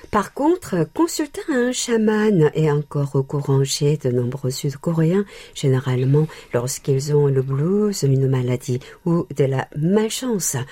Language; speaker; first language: French; non-native, fluent; Korean